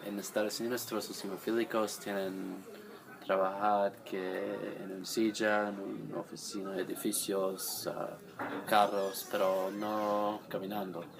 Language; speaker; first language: Spanish; non-native, learner; English